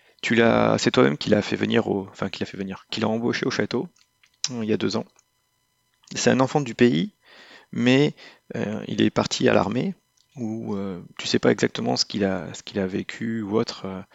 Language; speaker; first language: French; native; French